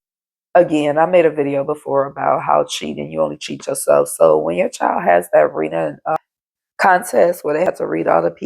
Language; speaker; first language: English; native; English